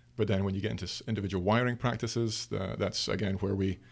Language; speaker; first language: English; native; English